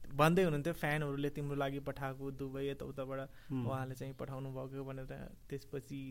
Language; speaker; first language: Nepali; early bilingual, heritage; Nepali